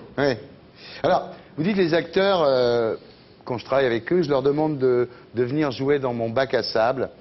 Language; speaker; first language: French; native; French